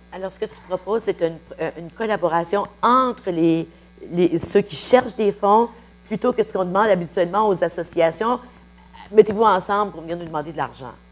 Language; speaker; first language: French; native; French